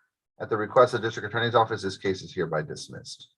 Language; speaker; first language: English; native; English